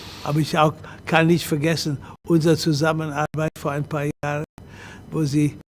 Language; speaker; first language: German; non-native, fluent; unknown